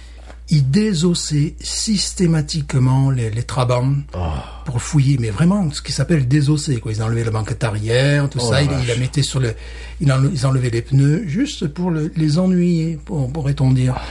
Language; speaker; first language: French; native; French